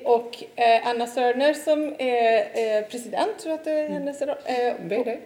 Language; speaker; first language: Swedish; non-native, fluent; Italian